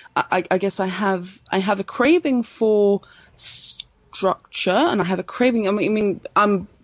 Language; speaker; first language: English; non-native, fluent; Swedish